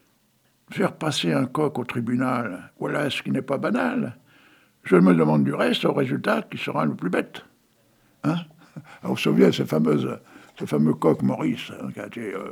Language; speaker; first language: French; native; French